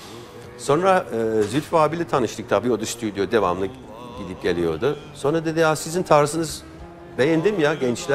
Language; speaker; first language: Turkish; non-native, fluent; English